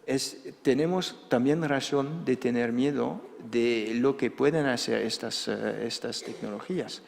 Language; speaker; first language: Spanish; non-native, fluent; Dutch